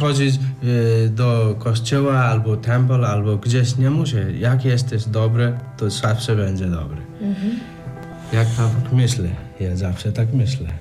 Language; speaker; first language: Polish; non-native, learner; Nepali